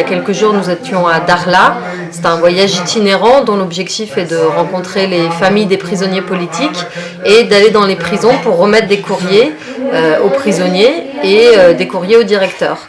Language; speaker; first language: French; native; French